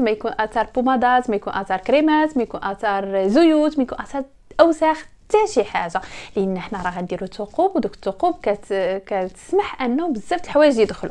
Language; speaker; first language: Arabic; native; Arabic